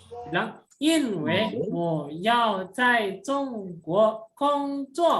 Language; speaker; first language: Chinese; non-native, fluent; Indonesian